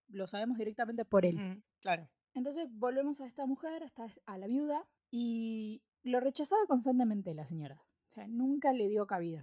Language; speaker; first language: Spanish; native; Spanish